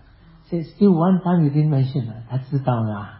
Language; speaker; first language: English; non-native, local second language; Chinese